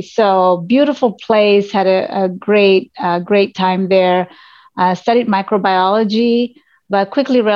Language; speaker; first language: English; non-native, local second language; Tamil